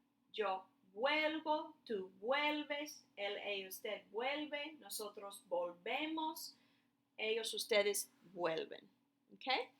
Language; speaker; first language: Spanish; non-native, fluent; English